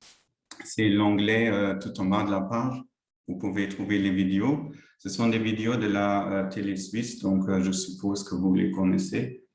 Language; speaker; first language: French; non-native, local second language; Luxembourgish